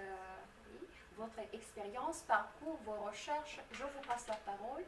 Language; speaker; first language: French; non-native, fluent; Romanian